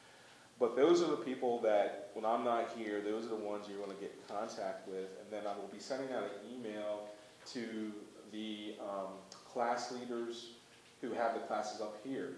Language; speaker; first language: English; native; English